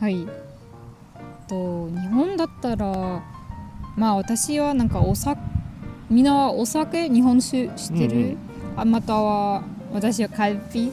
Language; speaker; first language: Japanese; non-native, learner; German